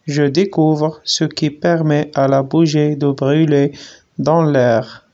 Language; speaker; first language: French; non-native, local second language; Arabic